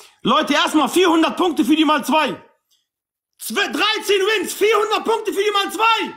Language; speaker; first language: German; non-native, local second language; Arabic